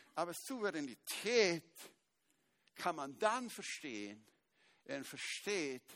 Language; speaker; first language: German; native; German